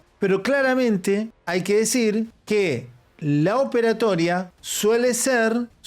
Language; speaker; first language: Spanish; native; Spanish